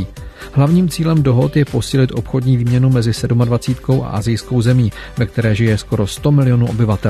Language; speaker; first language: Czech; native; Czech